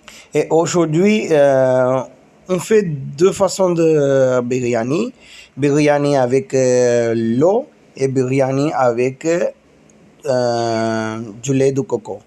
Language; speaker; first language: French; non-native, learner; Tamil